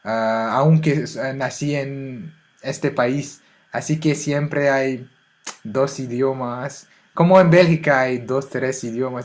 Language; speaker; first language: Spanish; non-native, fluent; French